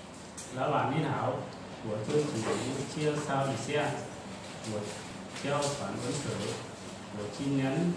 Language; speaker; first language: Chinese; non-native, learner; Vietnamese